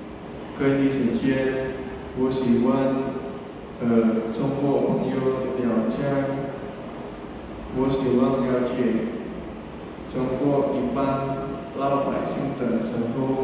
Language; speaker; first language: Chinese; non-native, learner; Indonesian